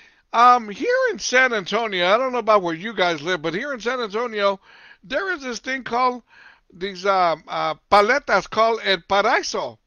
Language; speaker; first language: English; native; English